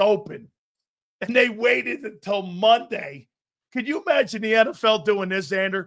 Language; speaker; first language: English; native; English